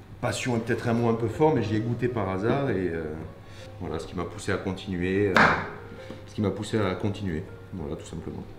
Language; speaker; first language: French; native; French